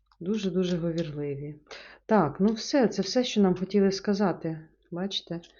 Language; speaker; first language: Ukrainian; non-native, local second language; Russian